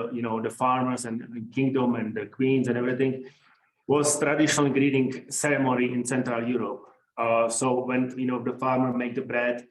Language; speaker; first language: English; non-native, fluent; Czech